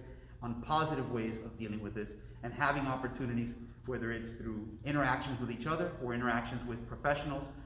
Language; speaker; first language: English; early bilingual, other home language; Spanish